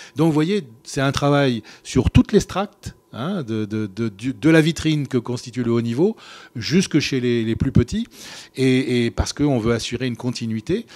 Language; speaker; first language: French; native; French